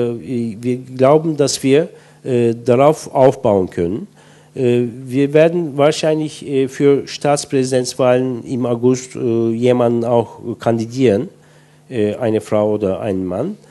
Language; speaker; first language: German; non-native, fluent; Turkish